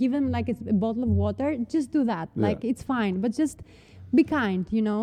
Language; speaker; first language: English; non-native, fluent; Greek